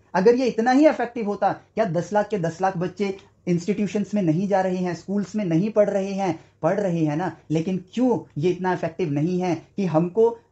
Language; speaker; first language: Hindi; native; Hindi